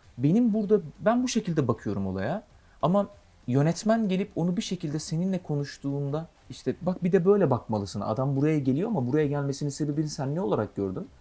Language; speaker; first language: Turkish; native; Turkish